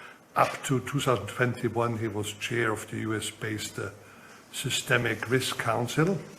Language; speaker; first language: English; non-native, fluent; German